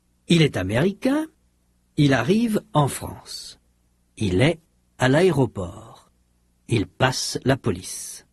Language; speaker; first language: French; native; French